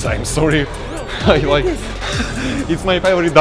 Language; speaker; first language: English; non-native, learner; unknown